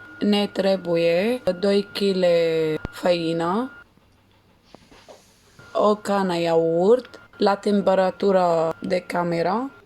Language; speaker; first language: Romanian; non-native, learner; Arabic